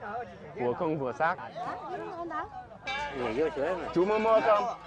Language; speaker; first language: Vietnamese; non-native, learner; English